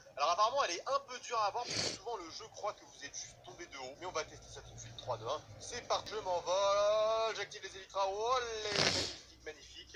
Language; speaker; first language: French; native; French